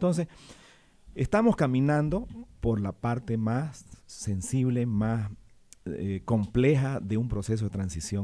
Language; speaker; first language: Spanish; native; Spanish